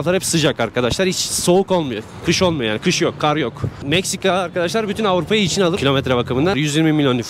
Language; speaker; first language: Turkish; native; Turkish